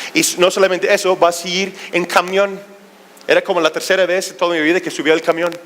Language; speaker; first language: Spanish; non-native, fluent; English